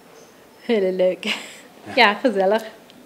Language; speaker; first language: Dutch; non-native, learner; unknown